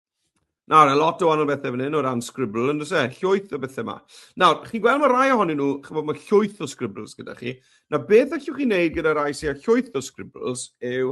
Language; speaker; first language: Welsh; native; Welsh